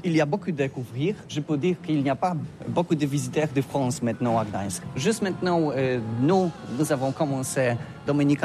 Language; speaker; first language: French; non-native, fluent; Polish